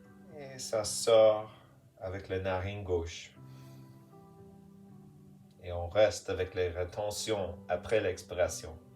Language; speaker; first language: French; non-native, fluent; English